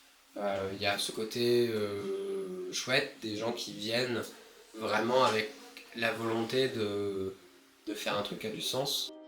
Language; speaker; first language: French; native; French